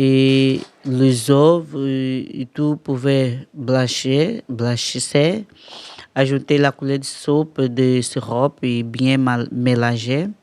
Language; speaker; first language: French; non-native, learner; Portuguese